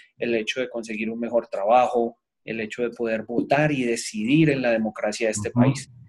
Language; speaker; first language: Spanish; native; Spanish